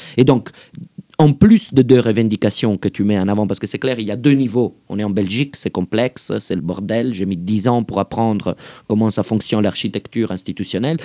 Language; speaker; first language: French; native; French